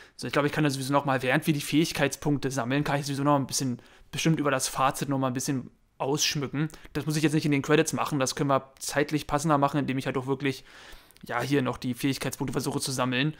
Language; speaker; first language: German; native; German